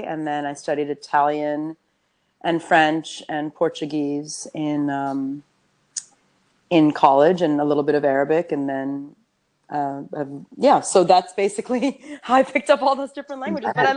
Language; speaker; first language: English; early bilingual, other home language; Urdu